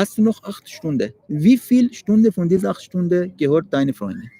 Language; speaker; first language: German; non-native, learner; Persian